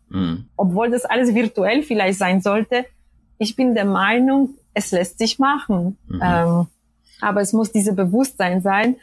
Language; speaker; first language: German; non-native, fluent; Polish